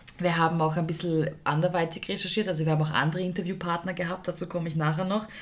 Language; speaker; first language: German; early bilingual, other home language; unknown